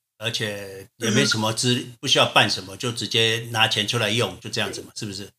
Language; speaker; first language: Chinese; native; Chinese